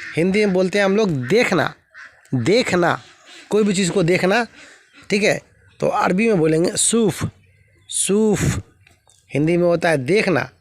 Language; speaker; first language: Hindi; native; Hindi